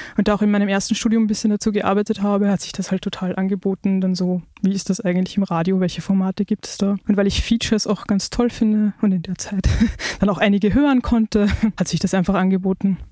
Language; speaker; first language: German; native; German